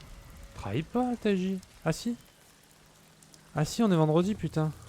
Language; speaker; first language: French; native; French